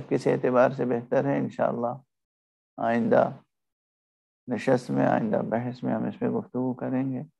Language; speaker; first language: Urdu; native; Urdu